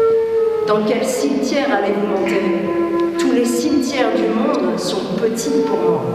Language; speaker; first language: French; native; French